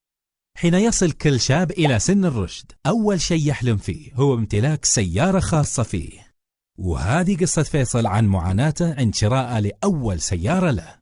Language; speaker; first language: Arabic; native; Arabic